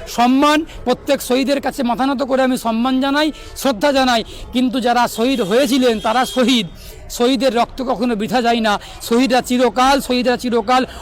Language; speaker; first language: Bangla; native; Bangla